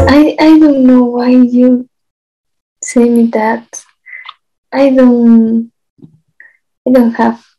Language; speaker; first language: English; non-native, learner; Spanish